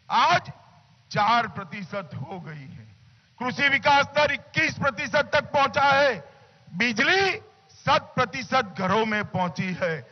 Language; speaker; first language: Hindi; non-native, local second language; Gujarati